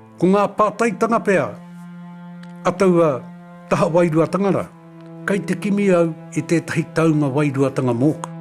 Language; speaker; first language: Māori; native; Māori